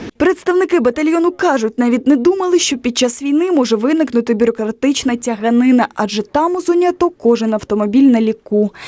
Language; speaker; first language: Ukrainian; native; Ukrainian